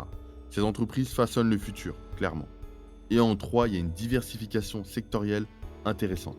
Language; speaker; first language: French; native; French